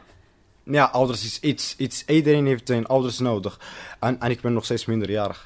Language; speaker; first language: Dutch; non-native, learner; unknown